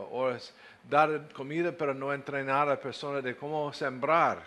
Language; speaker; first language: Spanish; non-native, fluent; English